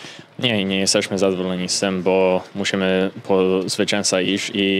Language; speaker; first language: Polish; early bilingual, heritage; English